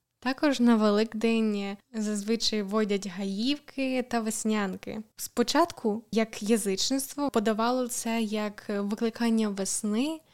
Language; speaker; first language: Ukrainian; native; Ukrainian